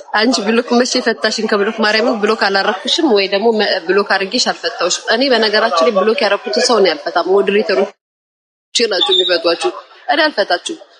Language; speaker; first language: Amharic; native; Amharic